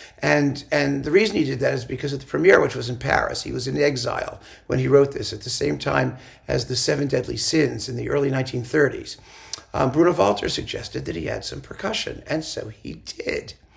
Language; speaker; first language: English; native; English